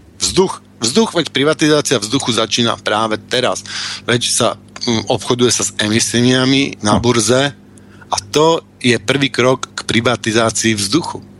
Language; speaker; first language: Slovak; native; Slovak